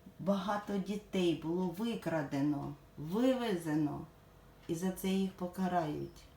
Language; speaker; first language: Ukrainian; non-native, local second language; Russian